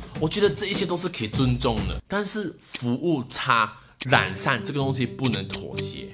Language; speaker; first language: Chinese; native; Chinese